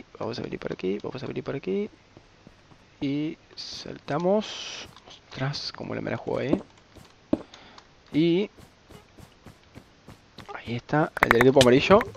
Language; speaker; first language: Spanish; native; Spanish